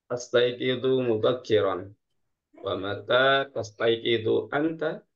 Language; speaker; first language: Arabic; non-native, learner; Indonesian